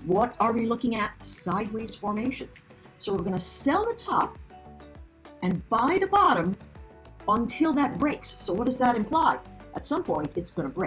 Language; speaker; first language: English; native; English